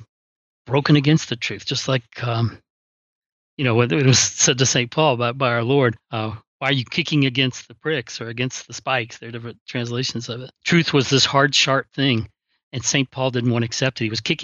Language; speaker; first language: English; native; English